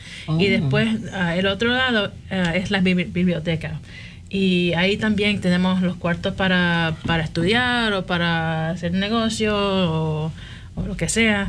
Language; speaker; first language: Spanish; early bilingual, heritage; Spanish